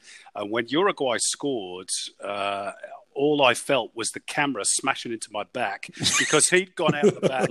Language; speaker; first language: English; native; English